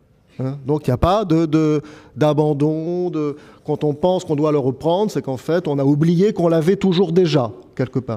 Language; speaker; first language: French; native; French